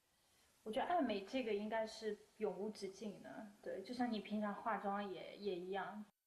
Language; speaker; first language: Chinese; native; Chinese